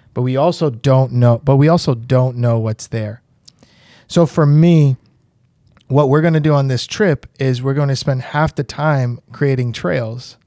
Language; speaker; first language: English; native; English